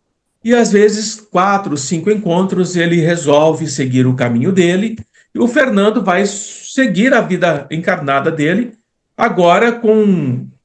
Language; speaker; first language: Portuguese; native; Portuguese